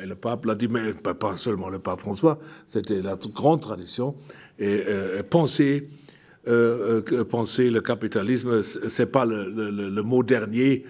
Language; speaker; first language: French; non-native, fluent; German